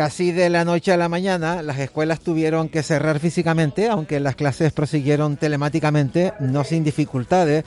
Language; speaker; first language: Spanish; native; Spanish